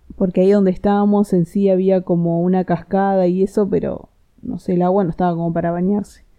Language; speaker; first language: Spanish; native; Spanish